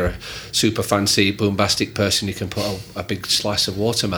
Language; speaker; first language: English; native; English